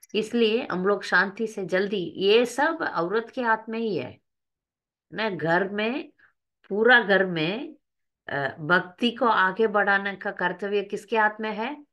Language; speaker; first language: Hindi; non-native, local second language; Tamil